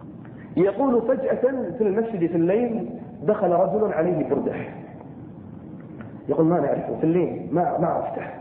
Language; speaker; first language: Arabic; native; Arabic